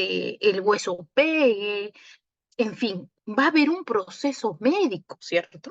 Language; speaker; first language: Spanish; native; Spanish